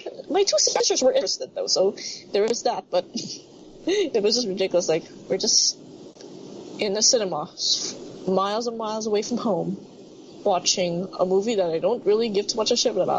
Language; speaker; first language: English; non-native, local second language; Filipino